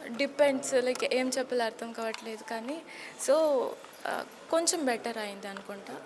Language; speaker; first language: Telugu; non-native, learner; Hindi